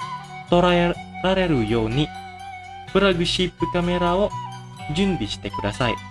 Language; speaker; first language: Japanese; non-native, fluent; Indonesian